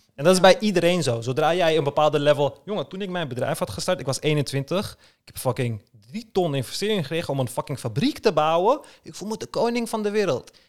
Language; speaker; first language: Dutch; early bilingual, other home language; Turkish